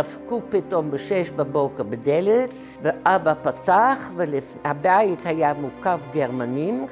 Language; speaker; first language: Hebrew; non-native, fluent; Dutch